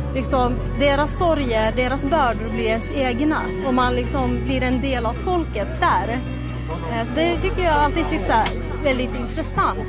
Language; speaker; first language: Swedish; early bilingual, other home language; Assyrian Neo-Aramaic